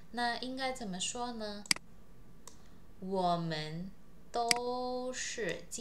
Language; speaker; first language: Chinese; non-native, fluent; Indonesian